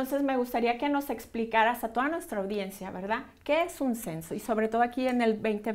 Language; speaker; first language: Spanish; native; Spanish